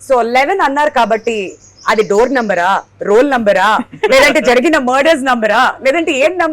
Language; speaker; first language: Telugu; native; Telugu